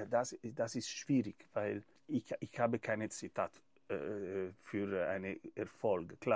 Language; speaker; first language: German; non-native, learner; Italian